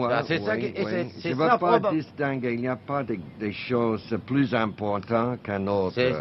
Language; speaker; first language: French; non-native, fluent; English